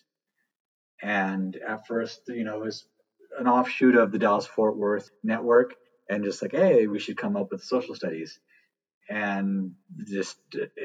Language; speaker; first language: English; native; English